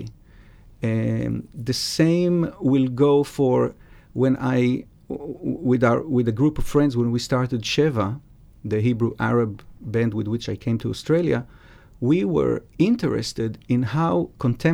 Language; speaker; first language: English; non-native, fluent; Hebrew